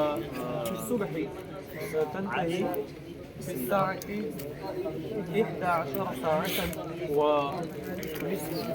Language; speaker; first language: Arabic; non-native, learner; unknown